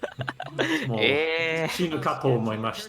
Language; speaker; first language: Japanese; non-native, learner; English